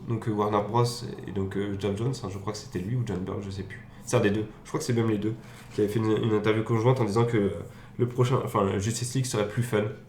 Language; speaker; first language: French; native; French